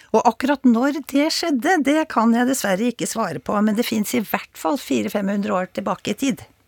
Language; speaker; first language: Norwegian; native; Norwegian